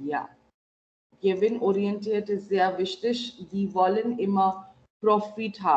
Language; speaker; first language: German; non-native, fluent; Marathi